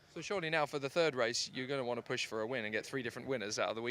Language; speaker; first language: English; native; English